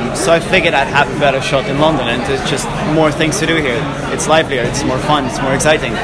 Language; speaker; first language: English; non-native, fluent; Dutch